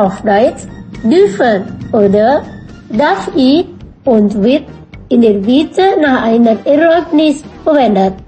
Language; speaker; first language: German; non-native, fluent; Indonesian